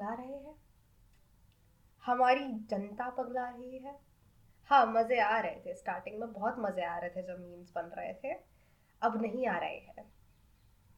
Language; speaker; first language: English; non-native, local second language; Hindi